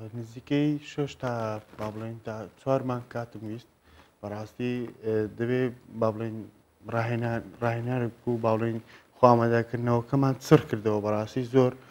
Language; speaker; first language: Central Kurdish; native; Central Kurdish